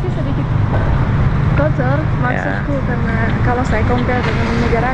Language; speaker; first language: Indonesian; non-native, learner; English